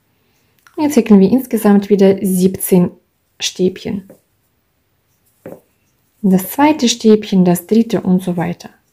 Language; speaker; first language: German; non-native, fluent; Russian